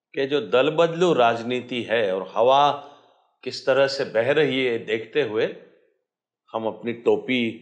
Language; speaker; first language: Hindi; non-native, local second language; Marathi